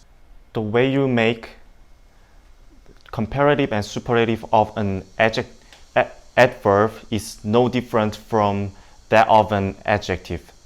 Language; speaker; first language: English; non-native, learner; Indonesian